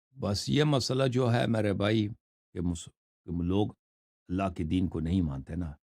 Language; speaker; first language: Urdu; non-native, fluent; Persian